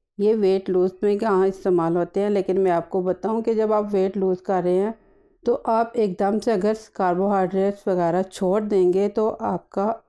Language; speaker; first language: Urdu; native; Urdu